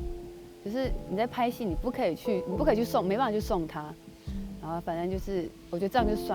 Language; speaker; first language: Chinese; native; Chinese